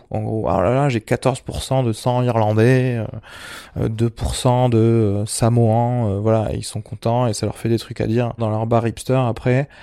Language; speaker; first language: French; early bilingual, other home language; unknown